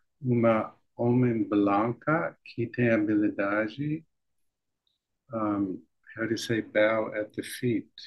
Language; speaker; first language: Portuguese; non-native, learner; English